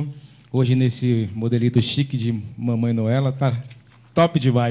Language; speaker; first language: Portuguese; native; Portuguese